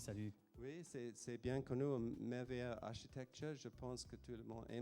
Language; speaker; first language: French; non-native, fluent; English